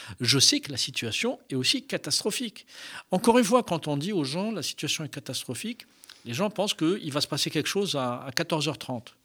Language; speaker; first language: French; non-native, local second language; Arabic